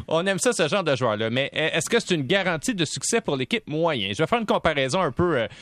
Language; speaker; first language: French; native; French